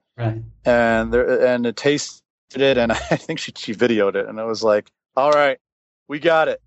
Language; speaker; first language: English; native; English